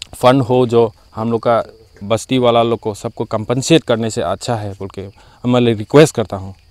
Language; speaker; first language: Hindi; non-native, local second language; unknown